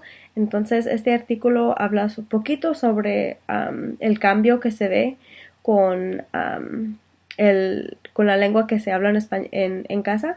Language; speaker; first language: Spanish; early bilingual, heritage; Spanish